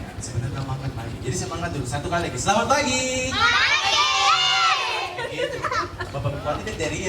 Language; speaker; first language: Malay; native; Malay